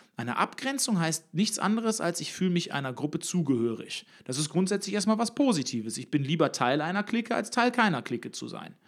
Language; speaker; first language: German; native; German